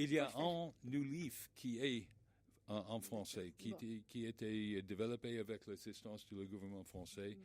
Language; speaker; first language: French; non-native, learner; English